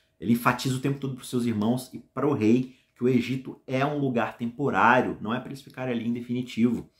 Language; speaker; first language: Portuguese; native; Portuguese